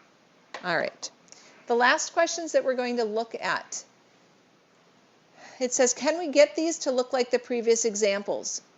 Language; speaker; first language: English; native; English